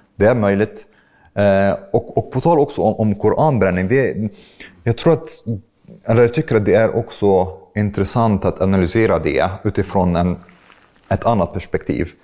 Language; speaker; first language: Swedish; non-native, fluent; Arabic